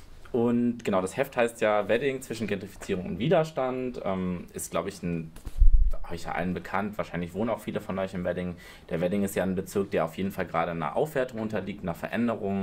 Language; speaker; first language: German; native; German